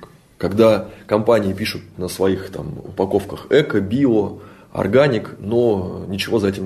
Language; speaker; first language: Russian; native; Russian